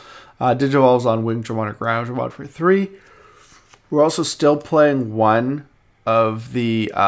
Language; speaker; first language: English; native; English